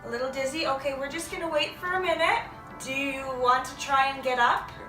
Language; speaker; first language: English; native; English